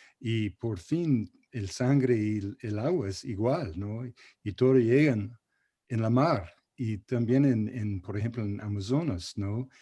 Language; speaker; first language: Spanish; non-native, fluent; English